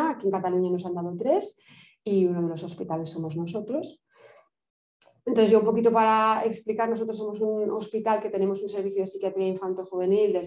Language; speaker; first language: Spanish; native; Spanish